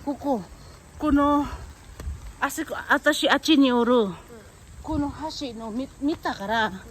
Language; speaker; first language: Japanese; non-native, fluent; Filipino